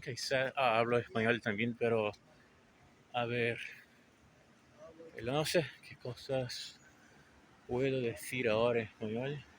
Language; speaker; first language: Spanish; non-native, learner; Portuguese